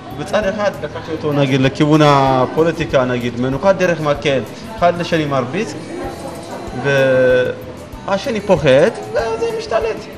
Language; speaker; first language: Hebrew; non-native, fluent; Amharic